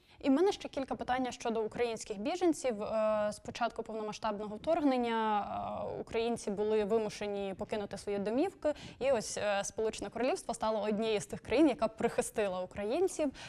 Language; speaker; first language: Ukrainian; native; Ukrainian